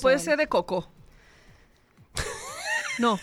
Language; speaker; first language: Spanish; native; Spanish